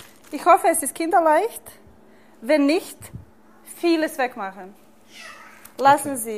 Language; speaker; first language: German; non-native, fluent; Serbian